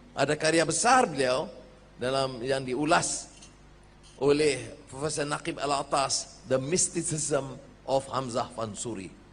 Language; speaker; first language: Malay; native; Malay